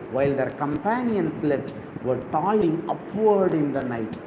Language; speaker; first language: English; non-native, local second language; Tamil